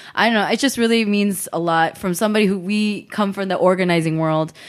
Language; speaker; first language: English; early bilingual, other home language; Korean